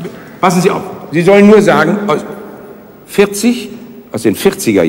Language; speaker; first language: German; native; German